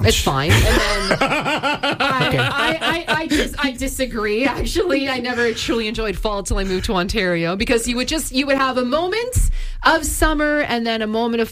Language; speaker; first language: English; native; English